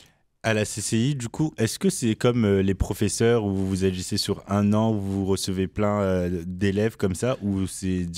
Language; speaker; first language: French; native; French